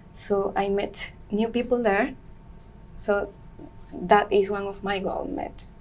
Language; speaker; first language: English; non-native, learner; Spanish